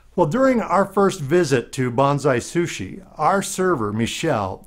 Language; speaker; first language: English; native; English